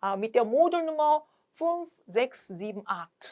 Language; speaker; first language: German; non-native, fluent; Korean